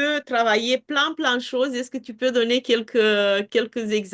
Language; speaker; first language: French; non-native, fluent; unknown